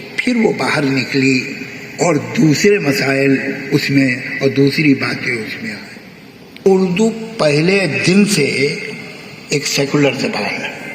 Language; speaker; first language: Urdu; native; Urdu